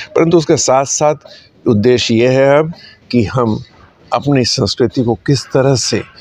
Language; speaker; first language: Hindi; native; Hindi